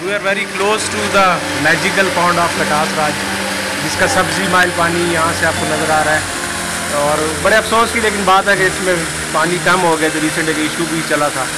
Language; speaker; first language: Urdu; non-native, local second language; Punjabi